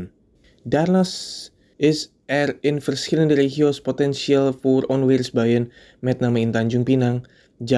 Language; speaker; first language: Dutch; non-native, fluent; Indonesian